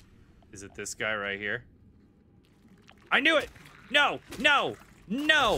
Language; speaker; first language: English; native; English